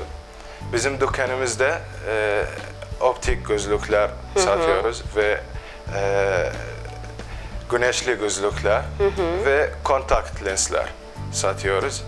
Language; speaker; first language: Turkish; non-native, local second language; Arabic